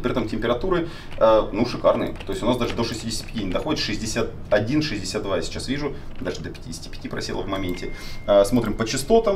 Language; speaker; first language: Russian; native; Russian